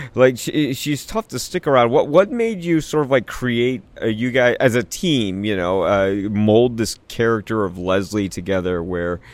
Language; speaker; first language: English; native; English